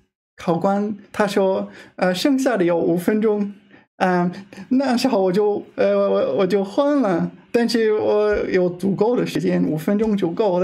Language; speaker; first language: Chinese; non-native, fluent; English